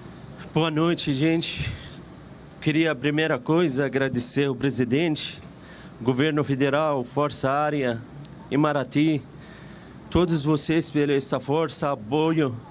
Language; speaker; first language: Portuguese; non-native, fluent; Arabic